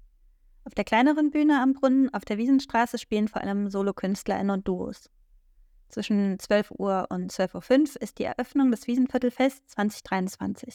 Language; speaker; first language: German; native; German